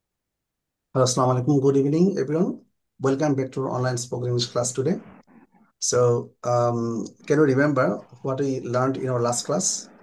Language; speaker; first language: English; non-native, fluent; Bangla